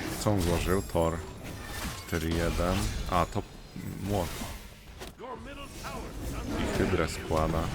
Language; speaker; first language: Polish; native; Polish